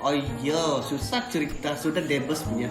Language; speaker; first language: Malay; non-native, local second language; Tamil